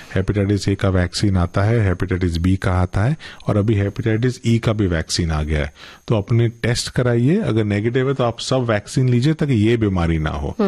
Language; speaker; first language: Hindi; non-native, local second language; Gujarati